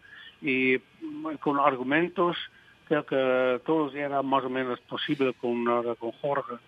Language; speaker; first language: Spanish; non-native, fluent; Dutch